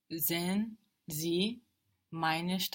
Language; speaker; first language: German; non-native, learner; English